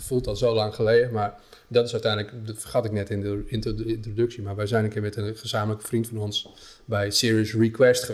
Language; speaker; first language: Dutch; native; Dutch